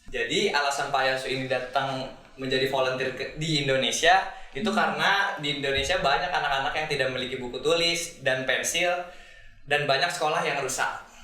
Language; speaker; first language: Indonesian; native; Indonesian